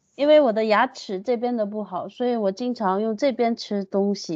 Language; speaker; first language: Chinese; non-native, learner; Japanese